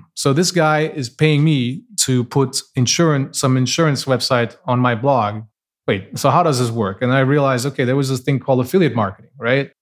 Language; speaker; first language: English; non-native, fluent; Portuguese